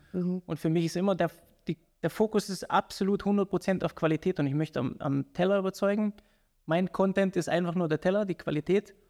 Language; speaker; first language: German; native; German